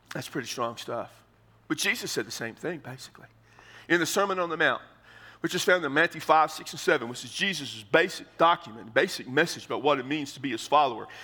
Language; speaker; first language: English; native; English